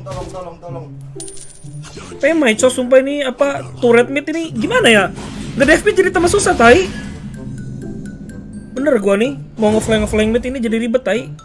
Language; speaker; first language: Indonesian; native; Indonesian